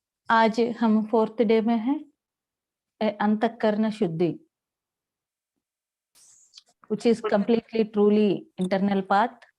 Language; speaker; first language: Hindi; non-native, local second language; Telugu